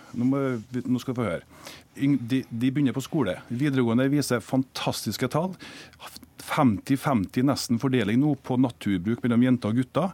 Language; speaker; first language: Norwegian; native; Norwegian